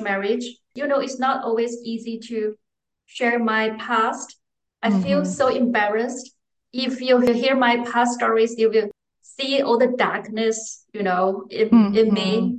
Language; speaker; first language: English; non-native, fluent; Chinese